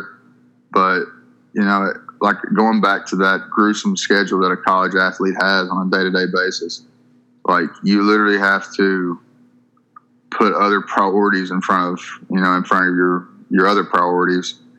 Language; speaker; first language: English; native; English